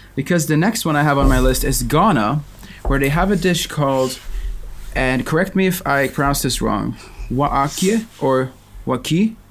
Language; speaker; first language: English; non-native, fluent; Swedish